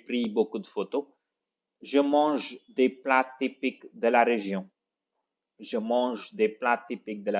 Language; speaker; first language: French; non-native, fluent; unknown